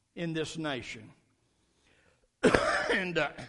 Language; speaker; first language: English; native; English